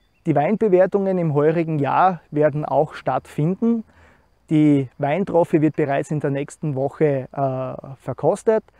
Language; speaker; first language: German; native; German